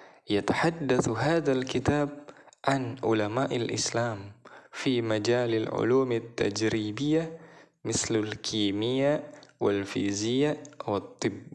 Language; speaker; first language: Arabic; non-native, fluent; Indonesian